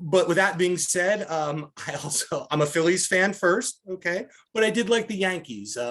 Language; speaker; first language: English; native; English